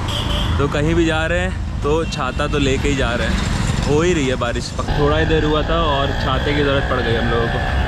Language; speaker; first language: Hindi; native; Hindi